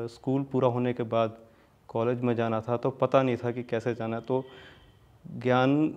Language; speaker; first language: Hindi; native; Hindi